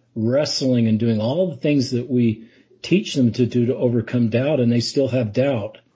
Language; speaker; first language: English; native; English